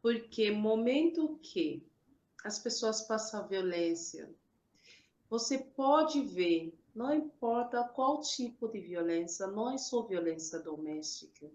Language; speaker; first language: Portuguese; non-native, fluent; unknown